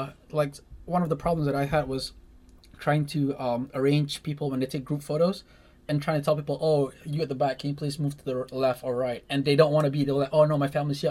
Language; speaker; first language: English; non-native, local second language; Malay